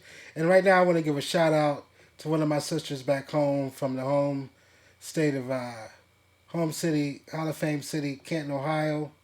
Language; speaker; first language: English; native; English